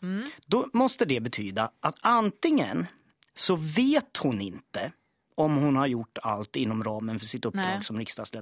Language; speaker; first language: Swedish; native; Swedish